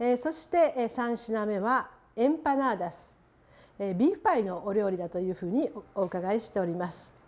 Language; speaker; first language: Japanese; native; Japanese